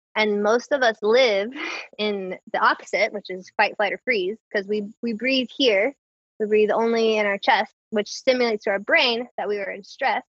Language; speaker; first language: English; native; English